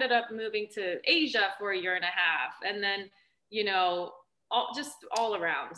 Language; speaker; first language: English; early bilingual, other home language; Romanian